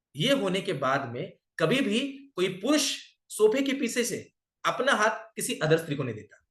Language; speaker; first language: Hindi; non-native, local second language; Marathi